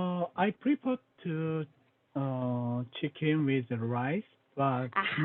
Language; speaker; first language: English; non-native, learner; Korean